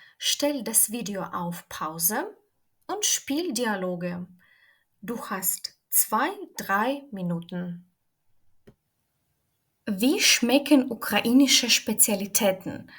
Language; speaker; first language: German; non-native, fluent; Ukrainian